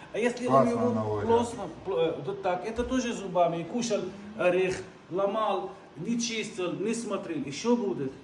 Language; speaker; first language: Russian; non-native, local second language; Ukrainian